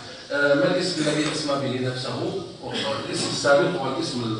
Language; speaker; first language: Arabic; native; Arabic